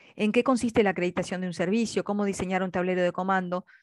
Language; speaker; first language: Spanish; native; Spanish